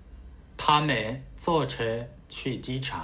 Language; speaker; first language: Chinese; non-native, fluent; Burmese